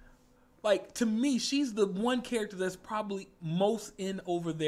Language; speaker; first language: English; native; English